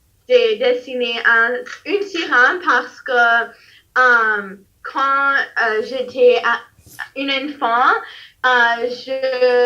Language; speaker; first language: French; non-native, learner; English